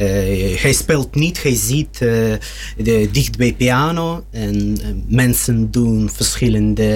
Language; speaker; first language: Dutch; non-native, learner; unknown